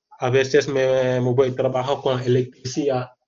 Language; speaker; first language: Spanish; non-native, learner; Wolof